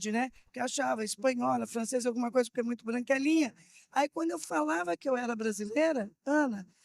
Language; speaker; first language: Portuguese; native; Portuguese